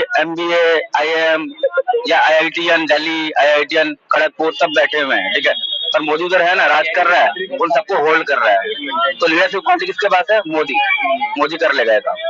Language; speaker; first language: Hindi; native; Hindi